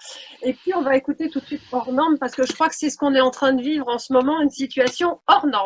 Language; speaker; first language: French; native; French